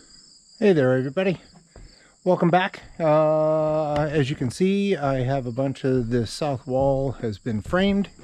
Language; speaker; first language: English; native; English